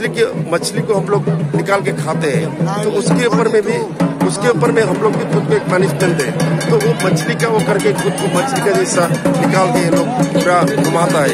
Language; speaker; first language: Hindi; non-native, local second language; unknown